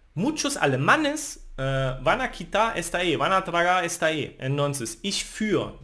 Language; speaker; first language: Spanish; non-native, fluent; German